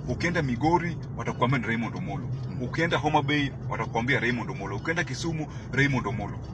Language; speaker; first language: Swahili; non-native, local second language; Luo (Kenya and Tanzania)